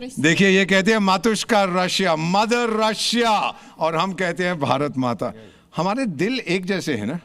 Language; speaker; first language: Hindi; native; Hindi